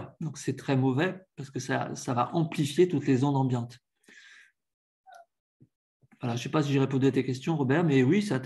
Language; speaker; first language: French; native; French